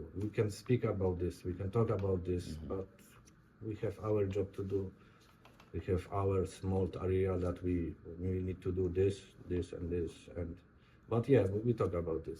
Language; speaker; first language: English; non-native, learner; Polish